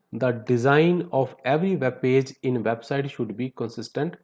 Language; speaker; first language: English; non-native, local second language; Punjabi